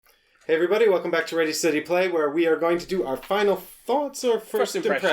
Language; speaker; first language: English; native; English